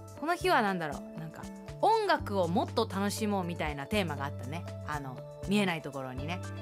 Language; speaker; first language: Japanese; early bilingual, heritage; Japanese